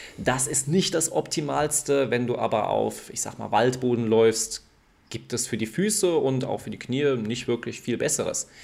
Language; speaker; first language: German; native; German